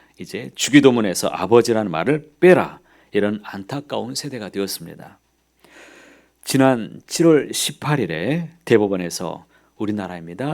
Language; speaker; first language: Korean; native; Korean